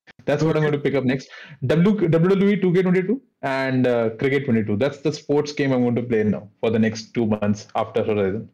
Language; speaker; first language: English; non-native, local second language; Hindi